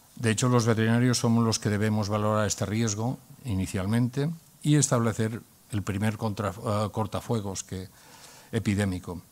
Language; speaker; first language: Spanish; non-native, local second language; Catalan